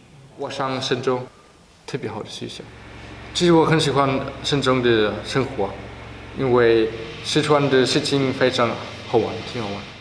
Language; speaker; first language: Chinese; non-native, learner; German